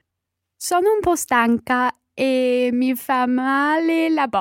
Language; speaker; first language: Italian; non-native, learner; English